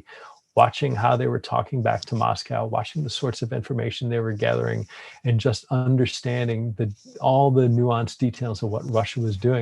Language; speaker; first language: English; native; English